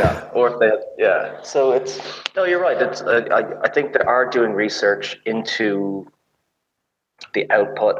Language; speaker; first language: English; native; English